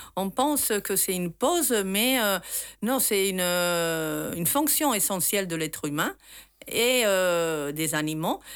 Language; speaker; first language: French; non-native, fluent; Spanish